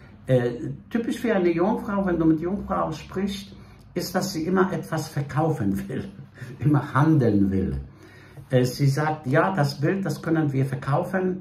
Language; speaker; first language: German; non-native, fluent; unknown